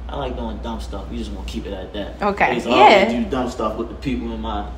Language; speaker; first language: English; native; English